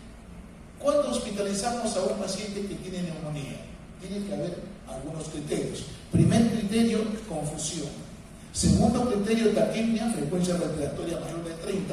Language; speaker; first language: Spanish; native; Spanish